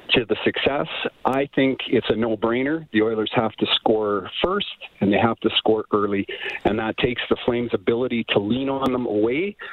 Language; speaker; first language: English; native; English